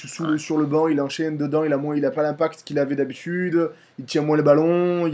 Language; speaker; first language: French; native; French